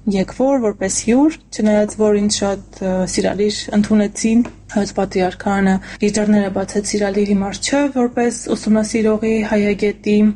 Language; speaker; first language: Armenian; native; Armenian